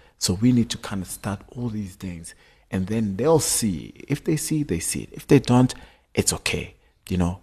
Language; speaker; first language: English; non-native, local second language; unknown